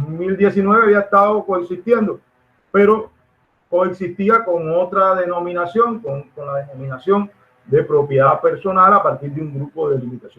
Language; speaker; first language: Spanish; native; Spanish